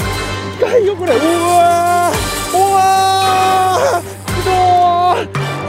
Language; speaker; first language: Japanese; native; Japanese